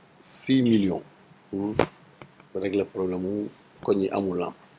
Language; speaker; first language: Wolof; native; Wolof